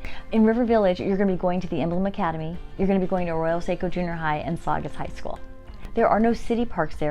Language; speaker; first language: English; native; English